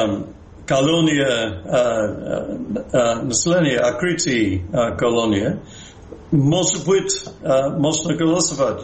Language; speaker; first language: Russian; non-native, fluent; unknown